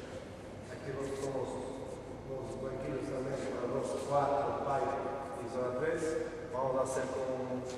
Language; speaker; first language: Spanish; non-native, learner; Portuguese